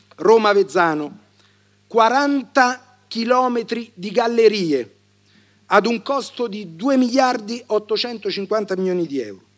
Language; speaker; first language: Italian; native; Italian